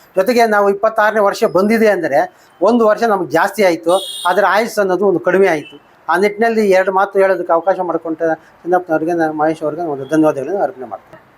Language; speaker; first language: Kannada; native; Kannada